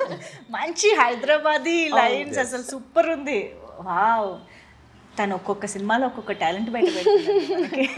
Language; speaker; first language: Telugu; native; Telugu